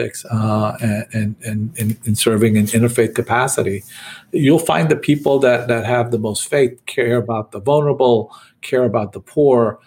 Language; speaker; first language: English; native; English